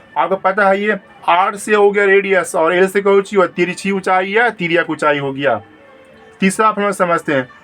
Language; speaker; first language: Hindi; native; Hindi